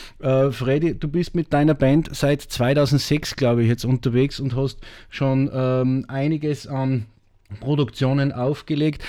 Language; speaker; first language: German; native; German